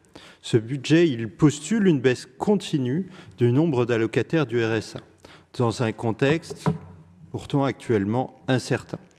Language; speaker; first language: French; native; French